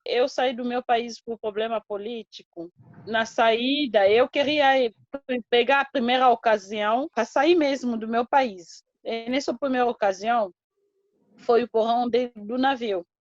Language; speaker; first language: Portuguese; non-native, fluent; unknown